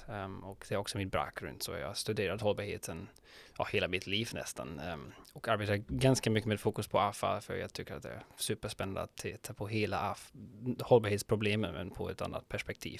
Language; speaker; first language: Swedish; non-native, fluent; German